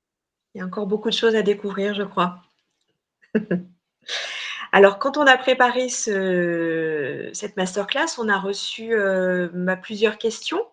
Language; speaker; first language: French; native; French